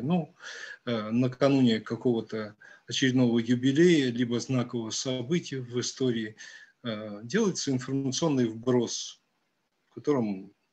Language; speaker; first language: Russian; native; Russian